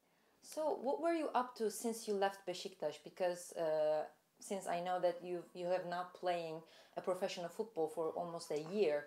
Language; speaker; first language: English; non-native, fluent; Turkish